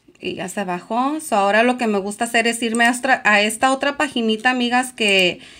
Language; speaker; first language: Spanish; early bilingual, heritage; Spanish